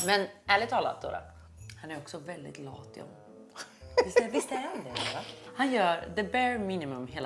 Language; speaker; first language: Swedish; native; Swedish